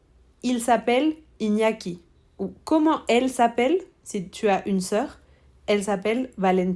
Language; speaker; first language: French; non-native, fluent; Spanish